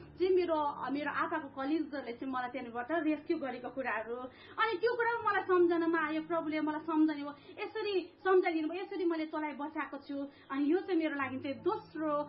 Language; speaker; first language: Nepali; native; Nepali